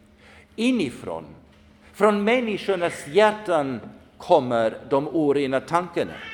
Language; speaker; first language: Swedish; non-native, fluent; German